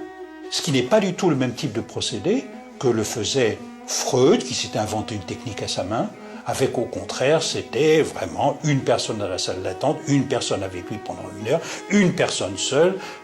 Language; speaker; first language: French; native; French